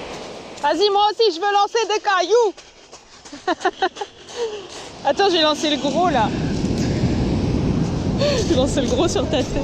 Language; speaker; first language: French; native; French